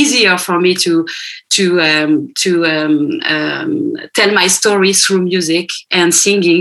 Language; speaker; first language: English; non-native, fluent; French